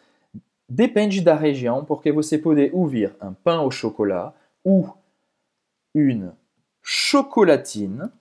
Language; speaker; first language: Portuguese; non-native, fluent; French